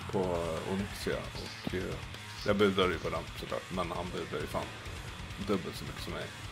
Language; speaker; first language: Swedish; native; Swedish